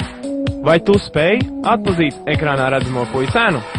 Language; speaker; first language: Latvian; native; Latvian